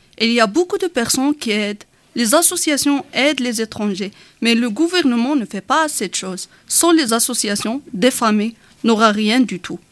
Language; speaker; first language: French; non-native, local second language; Arabic